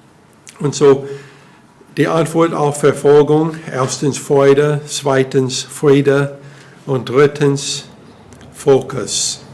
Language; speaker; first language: German; non-native, fluent; English